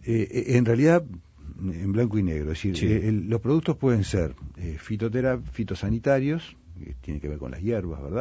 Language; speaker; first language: Spanish; native; Spanish